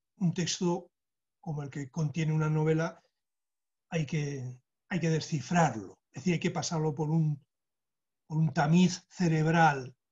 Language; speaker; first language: Spanish; native; Spanish